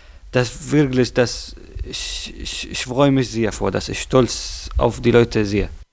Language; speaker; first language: German; non-native, learner; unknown